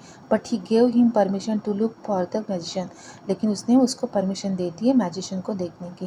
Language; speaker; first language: Hindi; native; Hindi